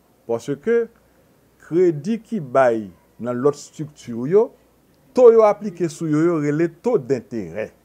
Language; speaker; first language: French; non-native, local second language; Haitian Creole